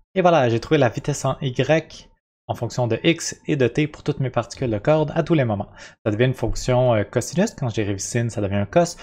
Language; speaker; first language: French; native; French